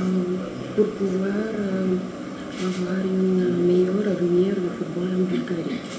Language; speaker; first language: French; non-native, fluent; Bulgarian